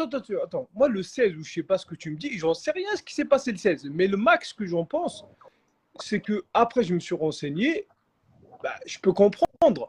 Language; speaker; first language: French; native; French